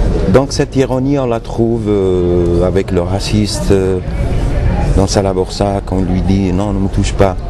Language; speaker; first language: French; non-native, local second language; Arabic